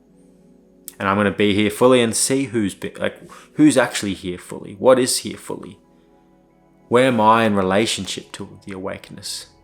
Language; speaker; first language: English; native; English